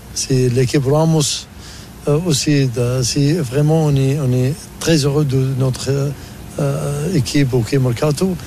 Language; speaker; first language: French; non-native, learner; Arabic